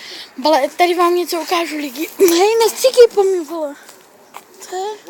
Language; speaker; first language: Czech; native; Czech